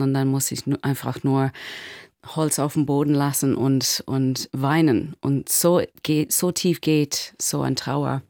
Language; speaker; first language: German; non-native, learner; English